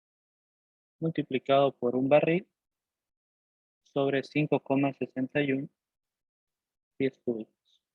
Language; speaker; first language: Spanish; native; Spanish